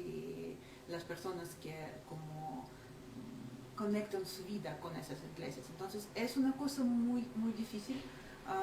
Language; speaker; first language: Spanish; non-native, fluent; Ukrainian